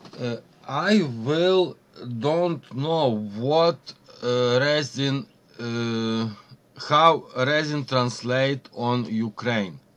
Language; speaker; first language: English; non-native, learner; Ukrainian